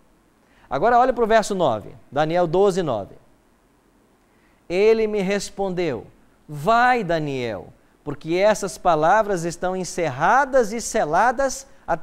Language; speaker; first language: Portuguese; native; Portuguese